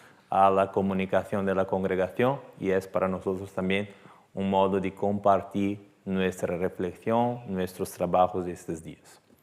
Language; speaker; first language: Spanish; non-native, fluent; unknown